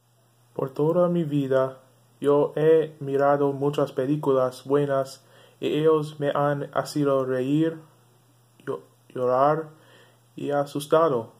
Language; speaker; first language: Spanish; non-native, learner; English